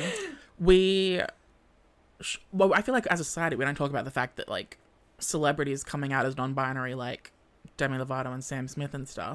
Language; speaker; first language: English; native; English